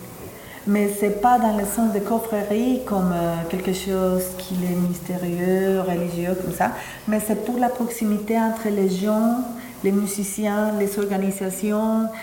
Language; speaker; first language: French; non-native, fluent; Spanish